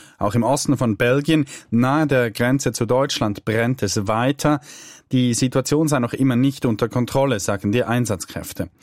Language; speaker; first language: German; native; German